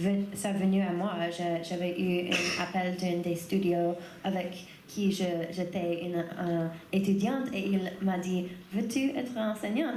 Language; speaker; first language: French; non-native, learner; English